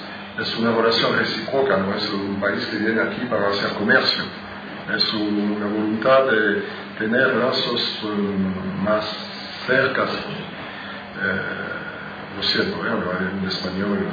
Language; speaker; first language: Spanish; non-native, fluent; French